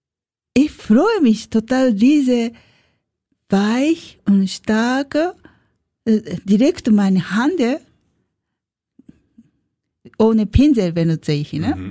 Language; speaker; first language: German; non-native, learner; Japanese